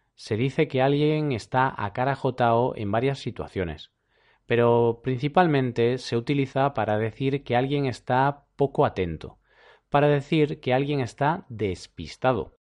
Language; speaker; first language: Spanish; native; Spanish